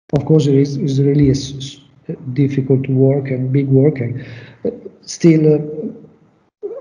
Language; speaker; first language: English; non-native, learner; Italian